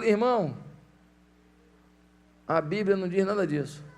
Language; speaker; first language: Portuguese; native; Portuguese